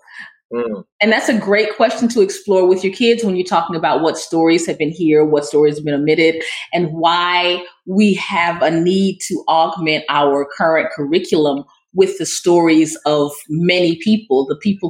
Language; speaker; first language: English; native; English